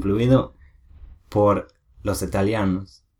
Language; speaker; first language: Spanish; non-native, learner; English